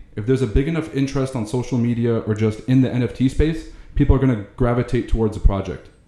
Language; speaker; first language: English; early bilingual, other home language; Arabic